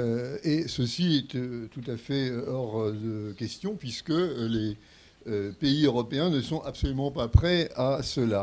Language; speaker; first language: French; native; French